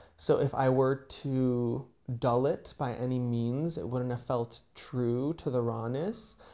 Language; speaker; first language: English; native; English